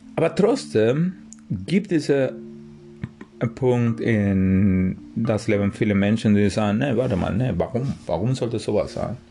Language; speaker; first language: German; non-native, fluent; Spanish